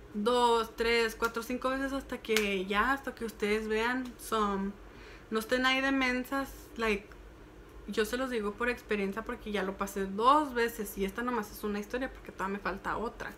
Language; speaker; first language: Spanish; early bilingual, heritage; Spanish